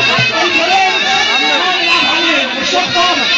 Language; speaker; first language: Arabic; native; Arabic